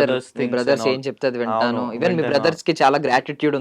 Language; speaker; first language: Telugu; native; Telugu